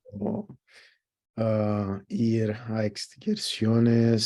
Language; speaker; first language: Spanish; non-native, learner; Greek